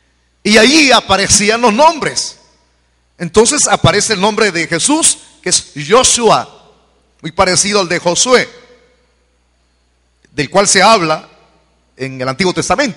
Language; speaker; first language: Spanish; native; Spanish